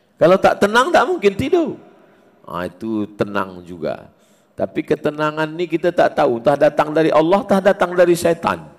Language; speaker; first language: Malay; native; Malay